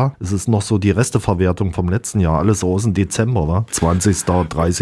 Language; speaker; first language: German; native; German